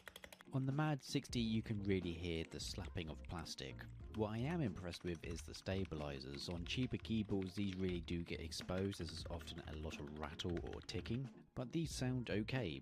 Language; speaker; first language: English; native; English